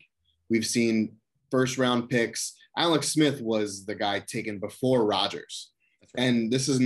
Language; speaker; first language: English; native; English